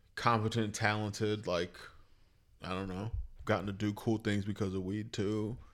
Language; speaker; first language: English; native; English